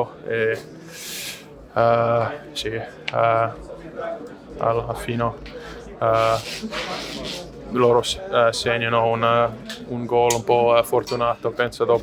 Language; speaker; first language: Italian; non-native, learner; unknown